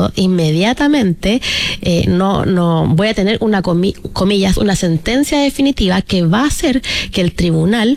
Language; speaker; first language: Spanish; native; Spanish